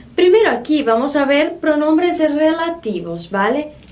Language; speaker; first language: Spanish; non-native, fluent; Portuguese